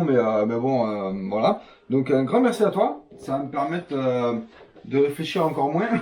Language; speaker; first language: French; native; French